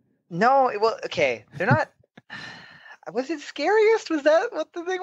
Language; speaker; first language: English; native; English